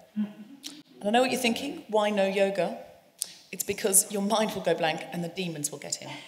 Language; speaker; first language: English; native; English